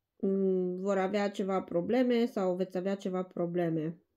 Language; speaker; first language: Romanian; native; Romanian